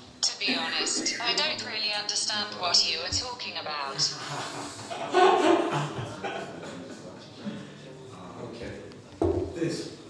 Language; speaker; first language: English; non-native, learner; Russian